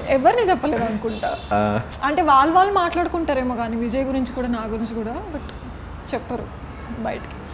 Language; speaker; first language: Telugu; non-native, local second language; Marathi